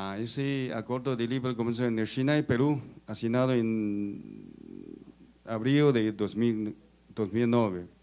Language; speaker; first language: Spanish; non-native, fluent; Chinese